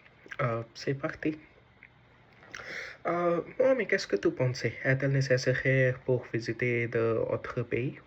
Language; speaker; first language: French; non-native, learner; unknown